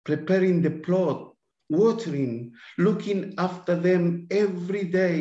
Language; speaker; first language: English; non-native, fluent; Spanish